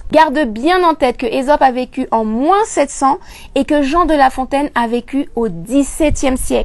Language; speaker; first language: French; native; French